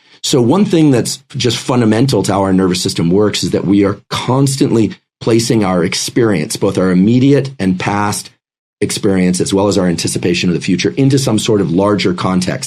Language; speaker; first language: English; native; English